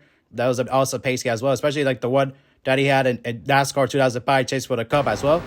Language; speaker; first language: English; native; English